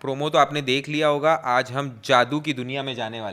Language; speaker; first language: Hindi; native; Hindi